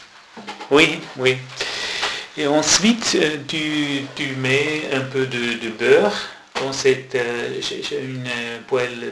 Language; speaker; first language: French; non-native, local second language; German